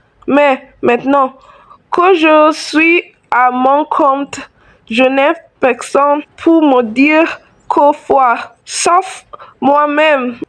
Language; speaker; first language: French; non-native, learner; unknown